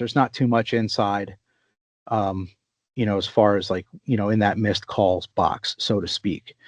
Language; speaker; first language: English; native; English